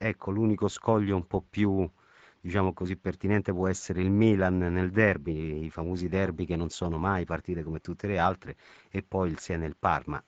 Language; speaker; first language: Italian; native; Italian